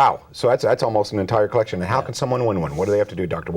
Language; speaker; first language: English; native; English